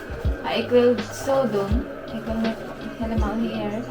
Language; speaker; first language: Dutch; non-native, learner; Cebuano